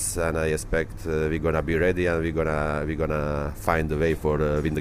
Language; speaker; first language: English; non-native, learner; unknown